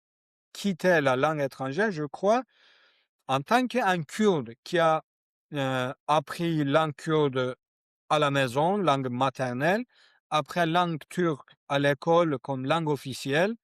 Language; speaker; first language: French; non-native, learner; Kurdish